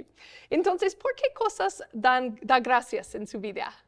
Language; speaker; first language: Spanish; non-native, learner; English